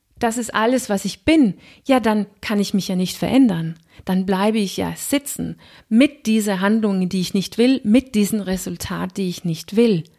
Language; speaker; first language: German; non-native, fluent; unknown